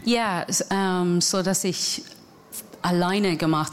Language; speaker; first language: German; non-native, learner; English